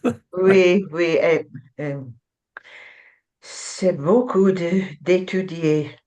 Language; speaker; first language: French; non-native, learner; English